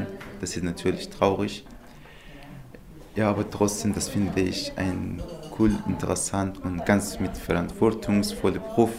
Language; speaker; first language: German; non-native, learner; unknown